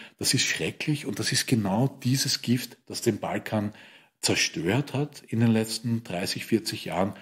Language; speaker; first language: German; native; German